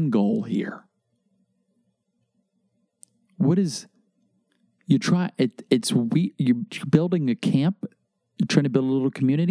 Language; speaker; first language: English; native; English